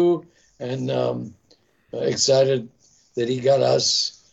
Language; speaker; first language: English; non-native, fluent; Italian